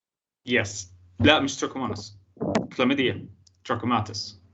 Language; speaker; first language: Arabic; native; Arabic